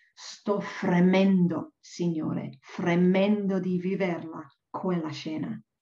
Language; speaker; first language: Italian; non-native, fluent; Welsh